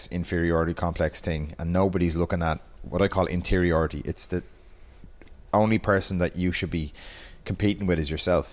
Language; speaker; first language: English; native; English